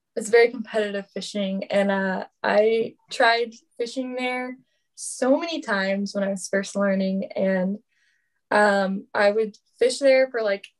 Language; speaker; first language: English; native; English